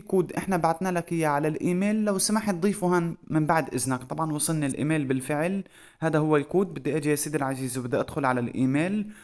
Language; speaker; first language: Arabic; native; Arabic